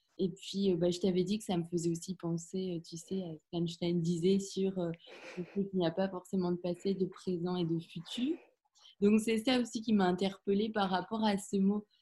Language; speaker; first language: French; native; French